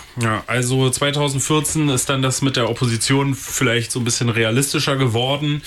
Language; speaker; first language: German; native; German